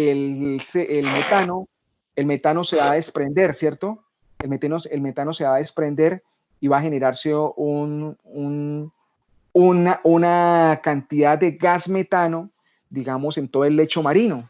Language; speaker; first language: Spanish; native; Spanish